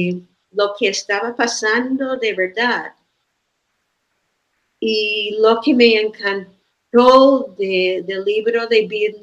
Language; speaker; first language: Spanish; non-native, fluent; English